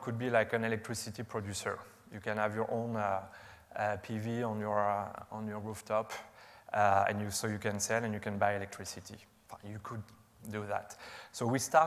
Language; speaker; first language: English; non-native, fluent; French